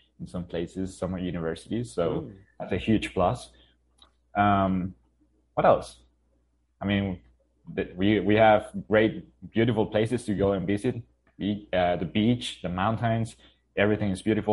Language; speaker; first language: English; non-native, fluent; Spanish